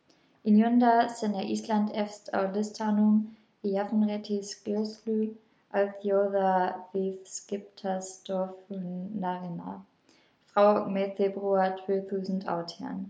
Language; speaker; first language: Icelandic; non-native, learner; German